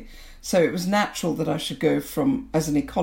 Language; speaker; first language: English; non-native, local second language; Bangla